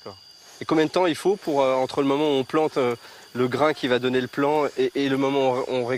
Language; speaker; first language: French; native; French